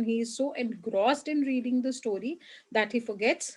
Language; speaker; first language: English; non-native, local second language; Hindi